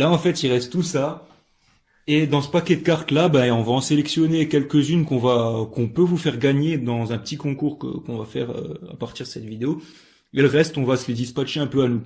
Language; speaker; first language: French; native; French